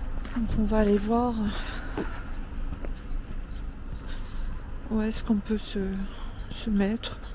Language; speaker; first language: French; native; French